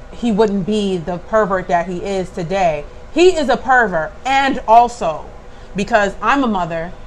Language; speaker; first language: English; native; English